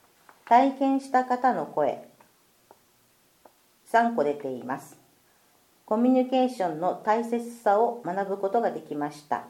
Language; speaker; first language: Japanese; native; Japanese